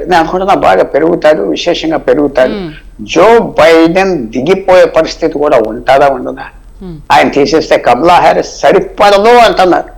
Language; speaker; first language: Telugu; native; Telugu